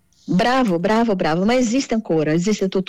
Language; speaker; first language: Italian; non-native, fluent; Portuguese